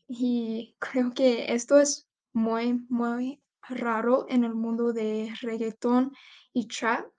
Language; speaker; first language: Spanish; non-native, learner; English